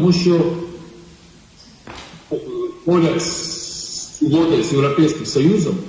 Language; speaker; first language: Ukrainian; non-native, fluent; Georgian